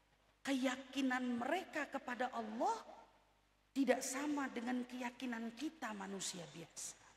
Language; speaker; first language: Indonesian; native; Indonesian